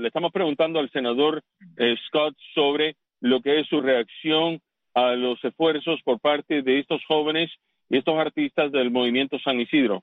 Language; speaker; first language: Spanish; early bilingual, heritage; Spanish